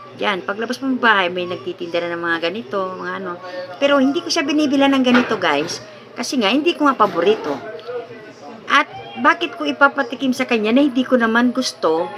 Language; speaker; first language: Filipino; non-native, local second language; Iloko